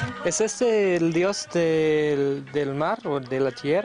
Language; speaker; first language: Spanish; non-native, learner; English